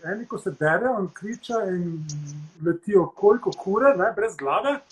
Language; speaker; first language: Slovenian; early bilingual, heritage; Slovenian